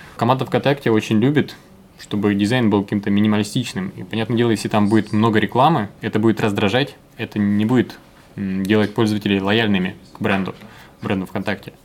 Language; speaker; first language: Russian; native; Russian